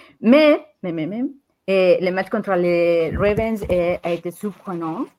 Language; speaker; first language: French; non-native, learner; Spanish